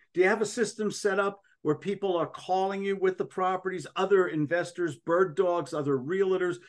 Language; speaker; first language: English; native; English